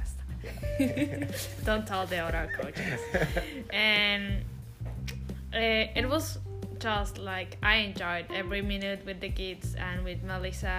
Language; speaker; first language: English; non-native, fluent; Spanish